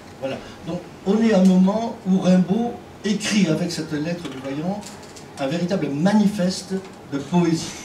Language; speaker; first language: French; native; French